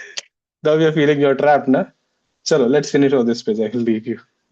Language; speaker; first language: English; non-native, local second language; Hindi